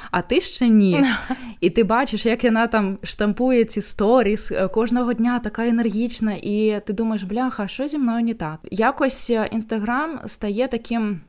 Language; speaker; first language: Ukrainian; non-native, local second language; Russian